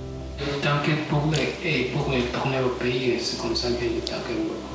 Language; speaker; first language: French; non-native, learner; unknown